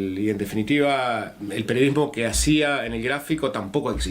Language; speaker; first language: Spanish; native; Spanish